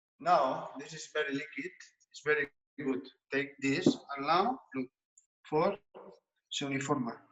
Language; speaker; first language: English; non-native, learner; Spanish